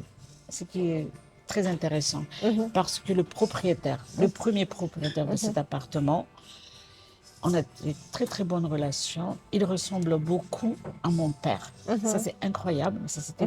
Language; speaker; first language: French; non-native, local second language; Malagasy